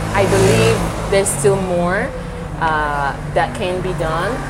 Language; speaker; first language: English; non-native, local second language; Yoruba